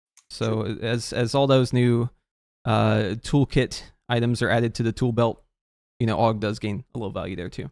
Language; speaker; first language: English; native; English